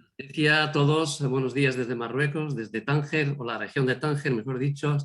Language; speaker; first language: Spanish; non-native, fluent; Arabic